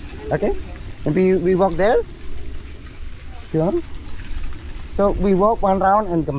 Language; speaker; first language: English; non-native, learner; Indonesian